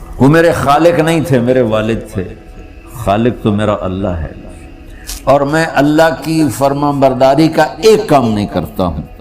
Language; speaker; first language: Urdu; non-native, local second language; Punjabi